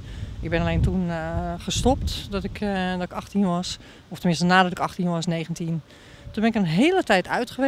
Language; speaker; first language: Dutch; native; Dutch